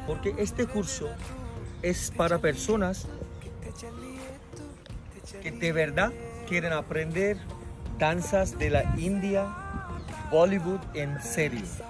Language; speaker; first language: Spanish; non-native, fluent; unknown